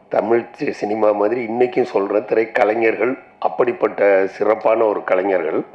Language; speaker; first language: Tamil; native; Tamil